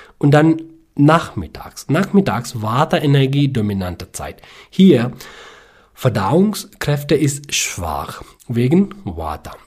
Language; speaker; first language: German; non-native, learner; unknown